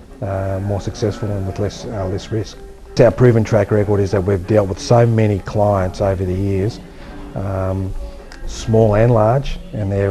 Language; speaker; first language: English; native; English